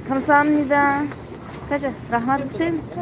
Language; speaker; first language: Korean; non-native, learner; Tajik